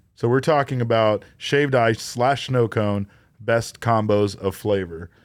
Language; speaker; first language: English; native; English